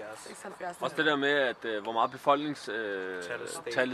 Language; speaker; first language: Danish; native; Danish